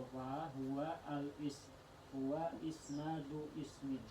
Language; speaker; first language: Arabic; non-native, fluent; Indonesian